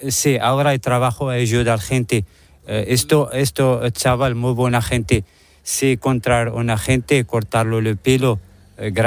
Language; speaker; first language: Spanish; non-native, learner; Arabic